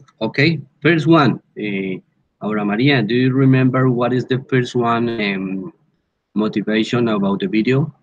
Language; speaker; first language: English; non-native, learner; Spanish